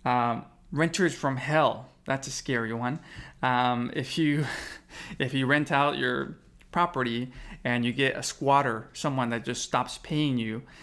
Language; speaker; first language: English; native; English